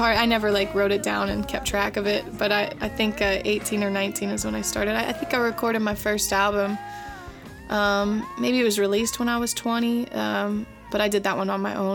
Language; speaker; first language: English; native; English